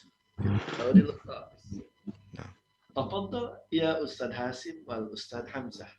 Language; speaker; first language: Arabic; non-native, fluent; Indonesian